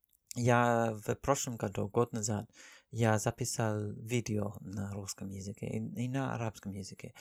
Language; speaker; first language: Russian; non-native, learner; English